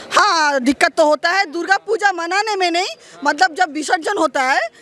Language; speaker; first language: Hindi; non-native, local second language; Bangla